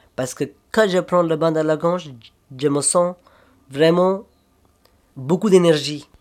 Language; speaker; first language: French; non-native, learner; Hindi